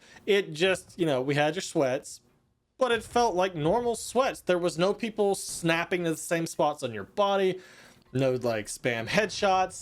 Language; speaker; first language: English; native; English